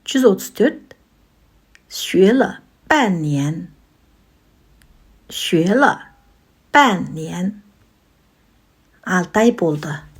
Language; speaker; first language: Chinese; non-native, fluent; Kazakh